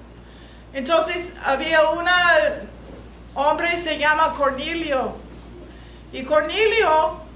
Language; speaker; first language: Spanish; non-native, learner; English